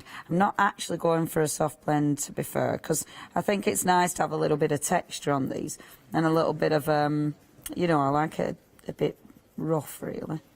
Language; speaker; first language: English; native; English